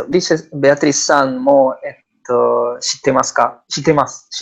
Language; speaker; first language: Japanese; non-native, learner; Italian